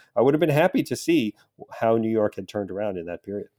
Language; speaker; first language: English; native; English